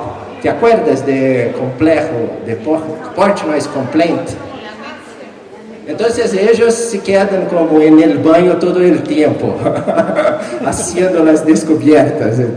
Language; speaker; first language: Spanish; non-native, fluent; Portuguese